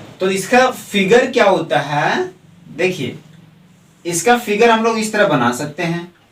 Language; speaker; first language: Hindi; native; Hindi